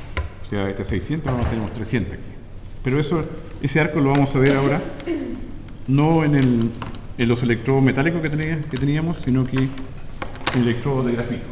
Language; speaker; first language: Spanish; native; Spanish